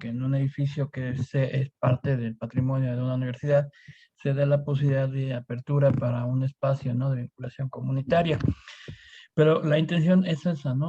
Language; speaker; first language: Spanish; native; Spanish